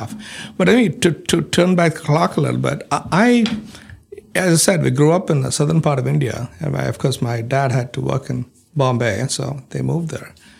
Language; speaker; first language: English; non-native, local second language; Malayalam